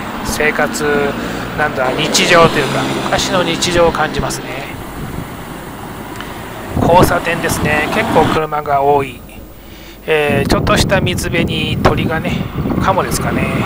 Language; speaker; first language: Japanese; native; Japanese